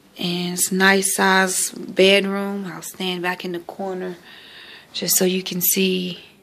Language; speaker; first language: English; native; English